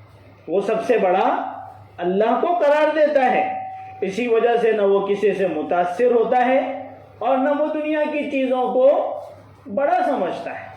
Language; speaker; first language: Urdu; native; Urdu